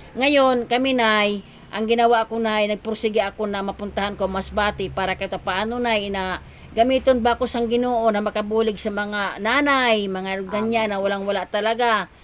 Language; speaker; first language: Filipino; non-native, local second language; Masbatenyo